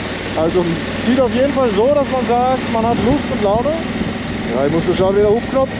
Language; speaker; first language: German; native; German